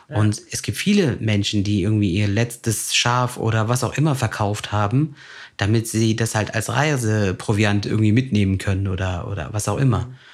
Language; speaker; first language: German; early bilingual, other home language; Turkish